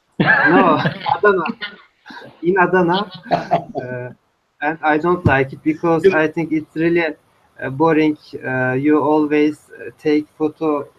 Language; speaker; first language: English; non-native, learner; Turkish